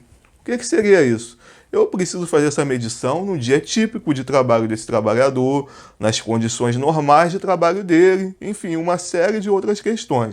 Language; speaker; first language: Portuguese; native; Portuguese